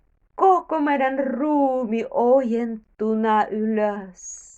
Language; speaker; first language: Finnish; non-native, learner; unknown